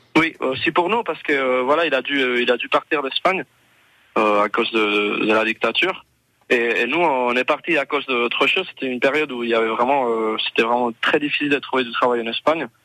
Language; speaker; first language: French; non-native, fluent; Spanish